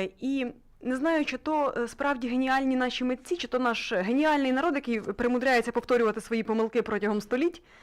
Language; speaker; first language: Ukrainian; native; Ukrainian